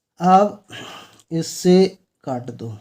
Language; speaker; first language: Hindi; native; Hindi